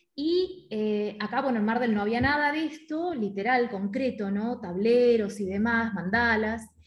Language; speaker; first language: Spanish; native; Spanish